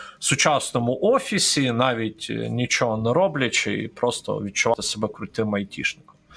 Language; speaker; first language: Ukrainian; non-native, local second language; Russian